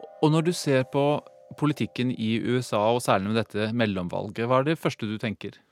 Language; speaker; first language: Norwegian; native; Norwegian